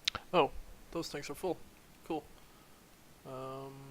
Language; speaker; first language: English; native; English